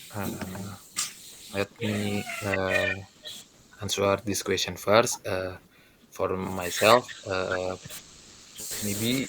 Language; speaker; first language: English; non-native, learner; Indonesian